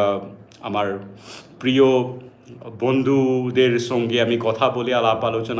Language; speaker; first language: Bangla; non-native, local second language; Assamese